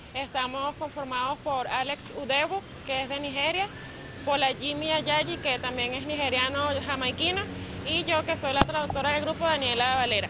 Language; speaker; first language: Spanish; native; Spanish